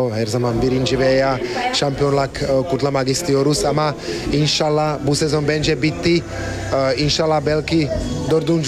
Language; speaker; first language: Turkish; non-native, fluent; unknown